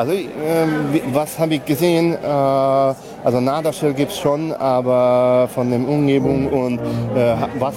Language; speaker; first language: German; non-native, local second language; Hungarian